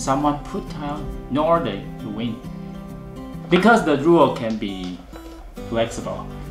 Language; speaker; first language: English; non-native, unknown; Chinese